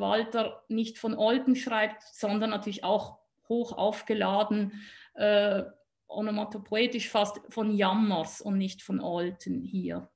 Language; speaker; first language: German; native; German